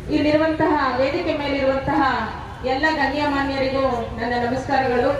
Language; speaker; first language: Kannada; native; Kannada